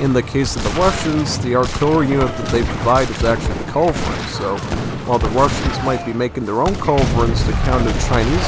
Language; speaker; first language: English; native; English